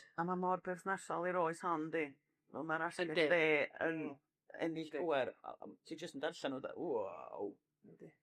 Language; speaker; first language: Welsh; native; Welsh